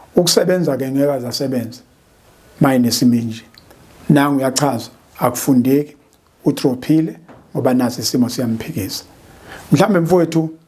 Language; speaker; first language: Zulu; native; Zulu